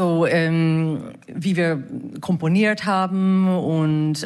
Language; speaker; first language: German; non-native, fluent; English